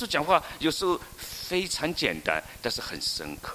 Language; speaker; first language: Chinese; native; Chinese